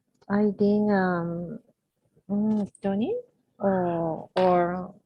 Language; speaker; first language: English; non-native, learner; Spanish